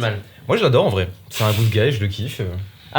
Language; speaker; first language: French; native; French